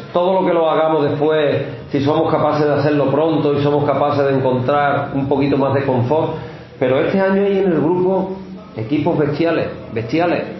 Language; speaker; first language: Spanish; native; Spanish